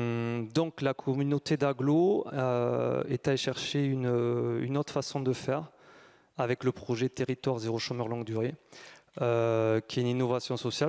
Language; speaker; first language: French; native; French